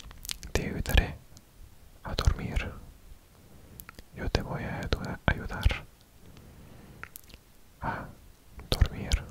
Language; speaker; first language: Spanish; non-native, fluent; Welsh